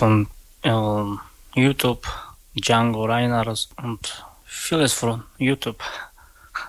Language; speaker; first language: German; non-native, learner; Romany